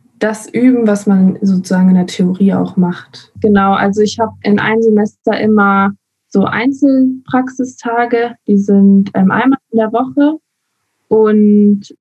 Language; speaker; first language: German; non-native, fluent; Spanish